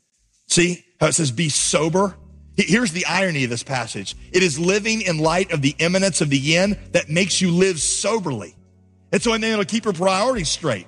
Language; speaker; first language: English; native; English